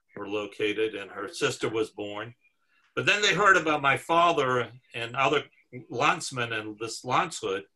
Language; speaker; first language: English; native; English